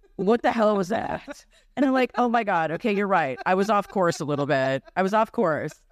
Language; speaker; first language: English; early bilingual, other home language; Serbian